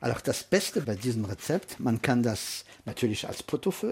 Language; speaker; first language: German; non-native, fluent; French